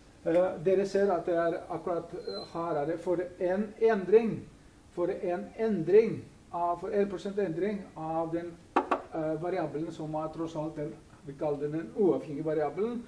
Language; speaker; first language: Norwegian; non-native, fluent; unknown